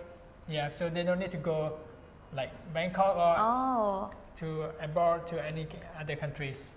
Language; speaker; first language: English; non-native, fluent; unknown